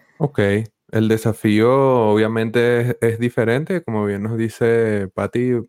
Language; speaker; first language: Spanish; native; Spanish